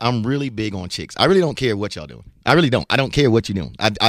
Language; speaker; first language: English; native; English